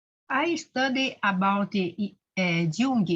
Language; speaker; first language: English; non-native, learner; Portuguese